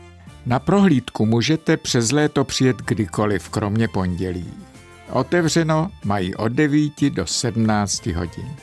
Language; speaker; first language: Czech; native; Czech